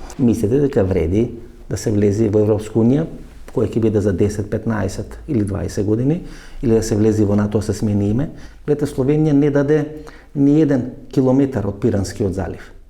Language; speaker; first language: Macedonian; native; Macedonian